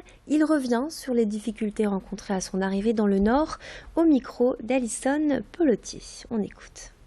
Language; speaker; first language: French; native; French